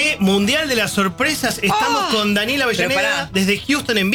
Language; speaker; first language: Spanish; native; Spanish